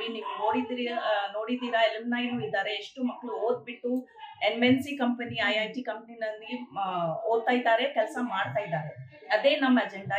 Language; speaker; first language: Kannada; non-native, local second language; Urdu